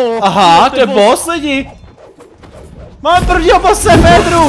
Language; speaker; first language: Czech; native; Czech